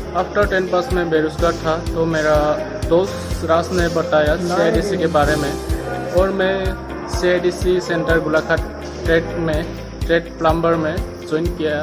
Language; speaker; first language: Hindi; non-native, local second language; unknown